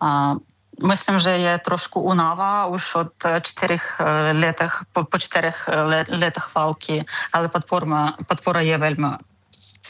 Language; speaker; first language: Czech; non-native, learner; Ukrainian